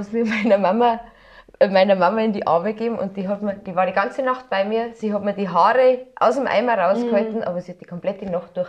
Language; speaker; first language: German; native; German